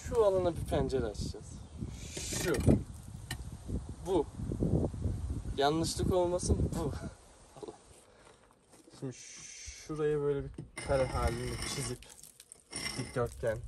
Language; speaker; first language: Turkish; native; Turkish